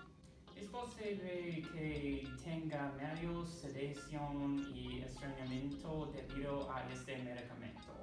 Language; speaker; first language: Spanish; non-native, learner; English